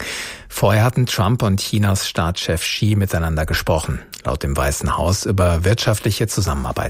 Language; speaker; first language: German; native; German